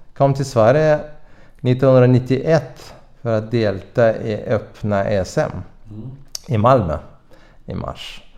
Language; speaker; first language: Swedish; non-native, fluent; Russian